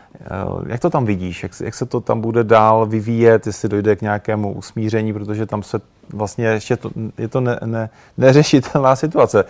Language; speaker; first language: Czech; native; Czech